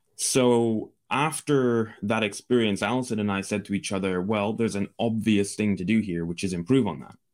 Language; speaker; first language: English; native; English